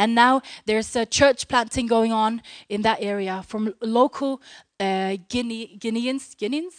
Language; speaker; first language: English; non-native, fluent; Norwegian